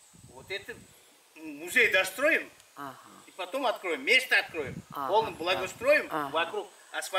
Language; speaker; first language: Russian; non-native, fluent; Korean